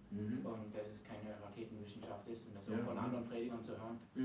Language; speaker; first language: German; native; German